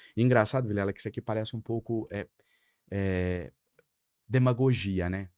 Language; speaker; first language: Portuguese; native; Portuguese